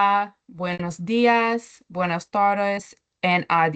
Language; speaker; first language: Spanish; non-native, learner; English